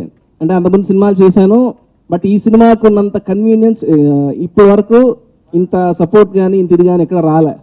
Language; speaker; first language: Telugu; native; Telugu